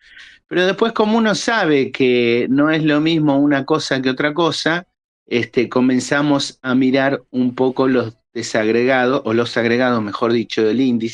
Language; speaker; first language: Spanish; native; Spanish